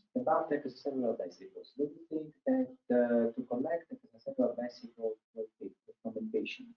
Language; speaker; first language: English; non-native, fluent; Italian